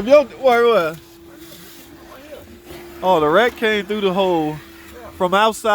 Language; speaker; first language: English; native; English